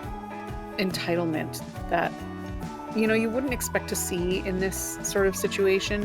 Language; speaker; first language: English; native; English